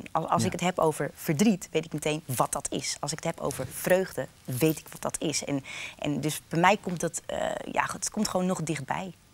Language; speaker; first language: Dutch; native; Dutch